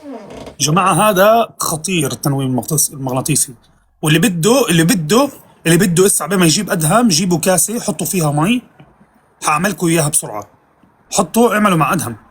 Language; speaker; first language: Arabic; native; Arabic